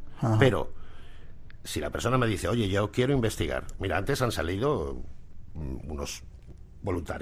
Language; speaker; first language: Spanish; native; Spanish